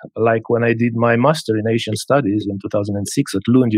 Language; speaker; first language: English; non-native, fluent; Romanian